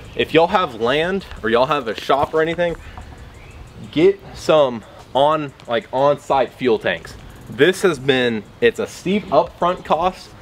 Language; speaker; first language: English; native; English